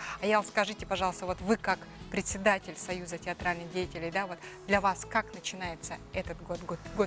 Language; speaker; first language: Russian; native; Russian